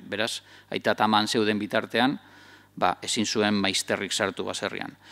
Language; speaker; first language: Basque; native; Basque